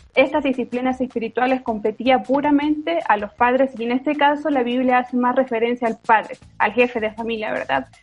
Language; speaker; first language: Spanish; native; Spanish